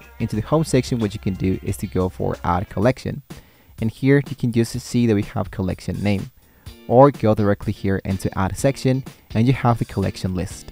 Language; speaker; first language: English; non-native, fluent; Spanish